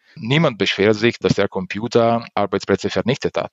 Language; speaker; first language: German; non-native, fluent; Italian